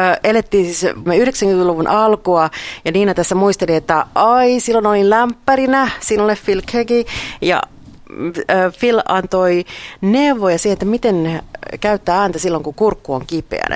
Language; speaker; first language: Finnish; native; Finnish